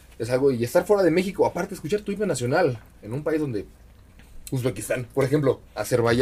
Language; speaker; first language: Spanish; native; Spanish